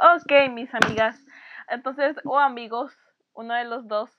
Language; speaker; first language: Spanish; early bilingual, heritage; Spanish